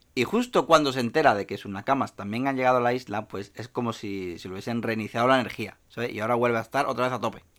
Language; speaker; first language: Spanish; native; Spanish